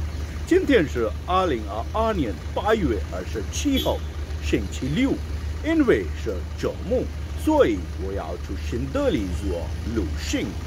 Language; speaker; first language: Chinese; non-native, learner; Hindi